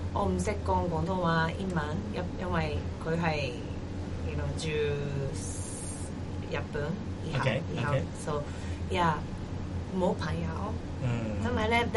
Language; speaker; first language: Cantonese; non-native, learner; Japanese